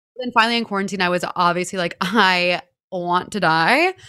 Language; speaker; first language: English; native; English